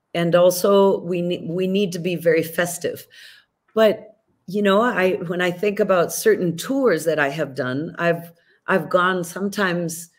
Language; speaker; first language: English; early bilingual, other home language; Spanish